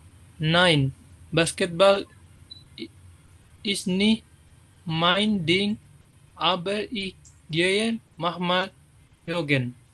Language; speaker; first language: German; non-native, learner; Indonesian